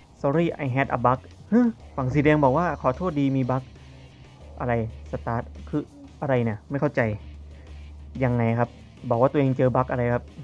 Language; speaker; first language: Thai; native; Thai